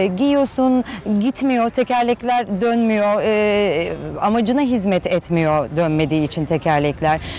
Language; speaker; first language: Turkish; native; Turkish